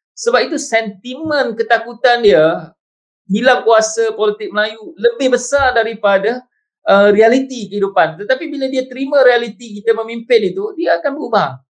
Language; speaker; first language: Malay; native; Malay